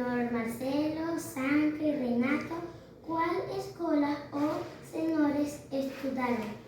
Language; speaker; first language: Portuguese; non-native, learner; Spanish